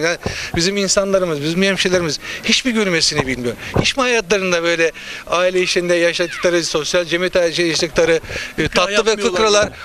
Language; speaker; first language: Turkish; native; Turkish